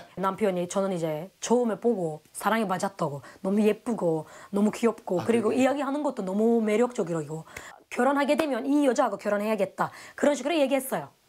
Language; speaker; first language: Korean; non-native, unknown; Turkish